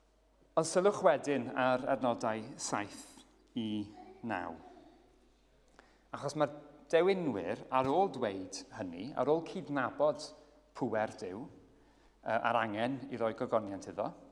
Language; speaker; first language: Welsh; native; Welsh